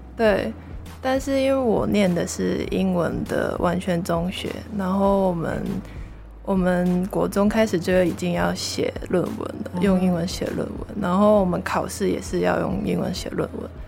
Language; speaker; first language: Chinese; non-native, local second language; Cantonese